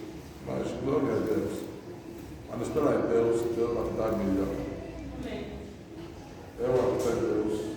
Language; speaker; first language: Portuguese; non-native, learner; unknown